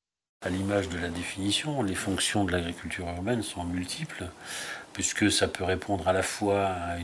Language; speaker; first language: French; native; French